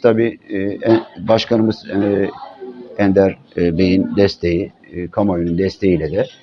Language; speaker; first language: Turkish; native; Turkish